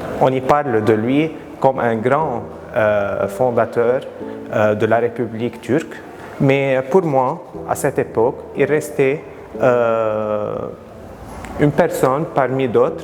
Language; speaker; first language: French; non-native, local second language; Arabic